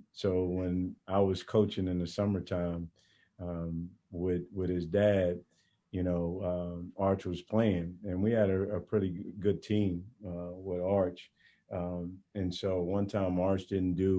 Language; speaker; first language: English; native; English